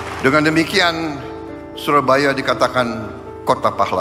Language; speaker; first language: Indonesian; native; Indonesian